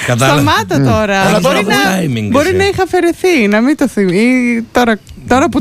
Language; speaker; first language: Greek; native; Greek